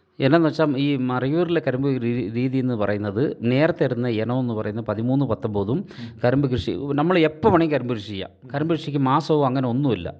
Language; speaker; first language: Malayalam; non-native, local second language; Tamil